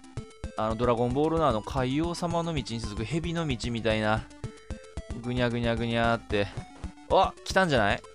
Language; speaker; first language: Japanese; native; Japanese